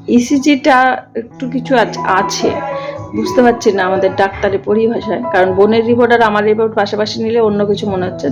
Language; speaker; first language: Bangla; native; Bangla